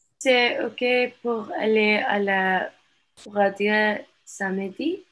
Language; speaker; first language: French; non-native, learner; English